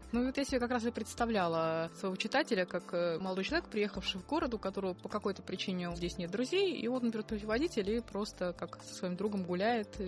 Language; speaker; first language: Russian; native; Russian